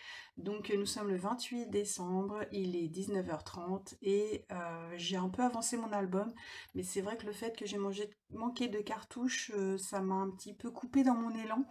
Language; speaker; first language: French; native; French